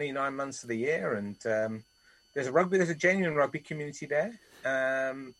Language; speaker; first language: English; native; English